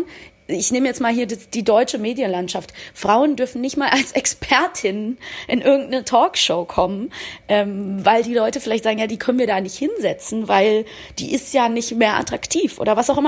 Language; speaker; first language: German; native; German